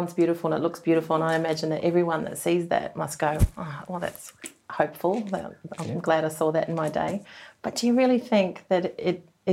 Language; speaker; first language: English; native; English